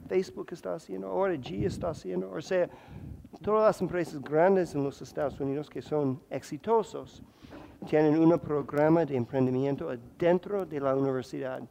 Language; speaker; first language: Spanish; non-native, fluent; English